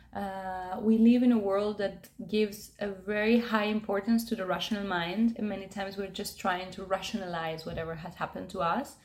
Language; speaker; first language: English; non-native, fluent; Spanish